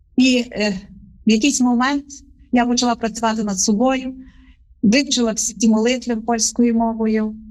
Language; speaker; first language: Ukrainian; native; Ukrainian